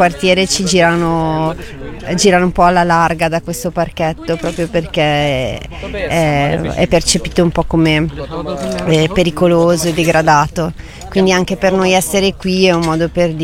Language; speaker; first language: Italian; native; Italian